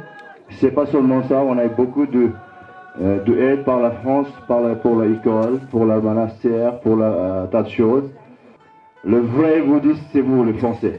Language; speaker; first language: French; non-native, learner; Sherpa